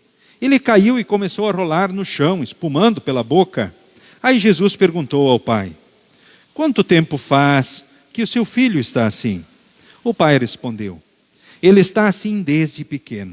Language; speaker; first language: Portuguese; native; Portuguese